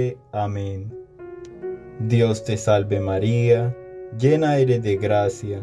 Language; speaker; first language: Spanish; native; Spanish